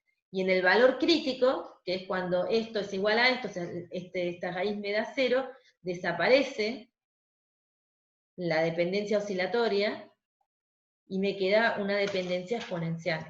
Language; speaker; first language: Spanish; native; Spanish